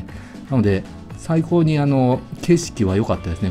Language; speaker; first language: Japanese; native; Japanese